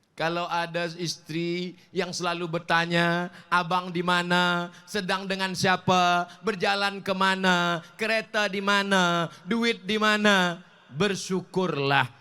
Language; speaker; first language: Malay; native; Malay